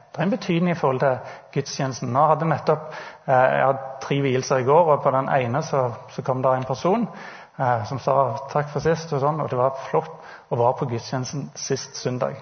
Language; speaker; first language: Norwegian; native; Norwegian